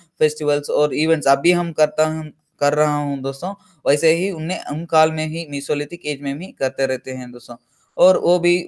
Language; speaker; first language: Hindi; non-native, local second language; Telugu